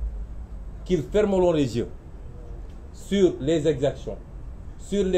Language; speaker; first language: French; non-native, local second language; Wolof